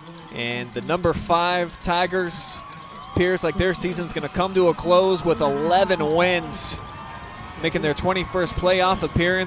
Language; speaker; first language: English; native; English